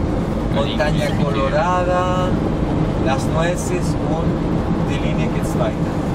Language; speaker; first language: German; non-native, learner; Spanish